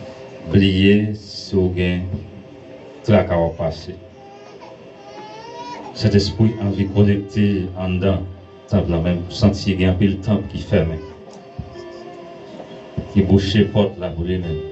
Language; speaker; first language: French; non-native, learner; Haitian Creole